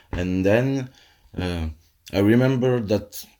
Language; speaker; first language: English; non-native, fluent; French